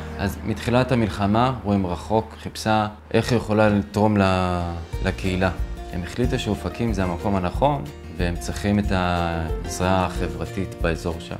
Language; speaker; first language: Hebrew; early bilingual, other home language; Russian